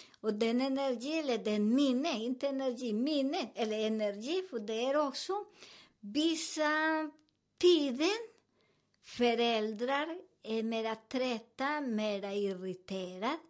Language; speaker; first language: Swedish; non-native, fluent; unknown